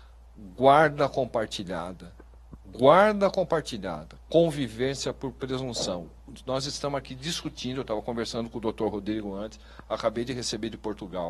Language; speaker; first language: Portuguese; native; Portuguese